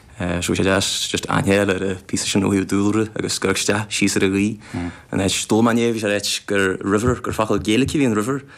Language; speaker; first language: Irish; non-native, fluent; English